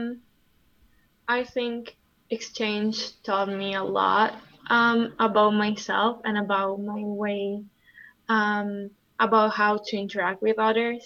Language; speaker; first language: English; non-native, fluent; Italian